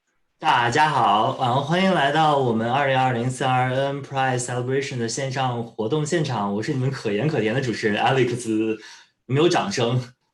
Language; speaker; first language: Chinese; native; Chinese